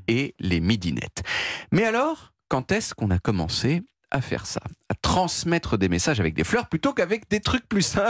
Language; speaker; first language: French; native; French